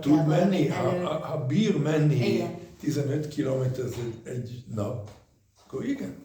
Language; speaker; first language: Hungarian; early bilingual, heritage; Hungarian